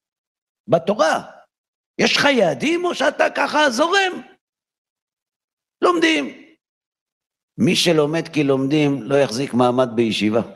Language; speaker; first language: Hebrew; native; Hebrew